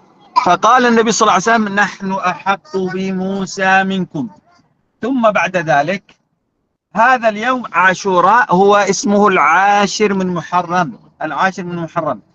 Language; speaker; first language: Arabic; native; Arabic